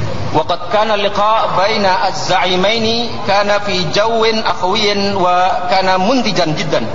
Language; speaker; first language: Arabic; non-native, fluent; Indonesian